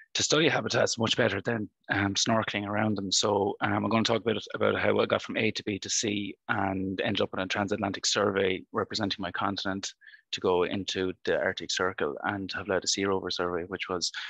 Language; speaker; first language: English; native; English